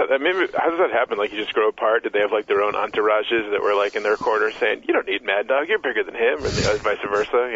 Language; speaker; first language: English; native; English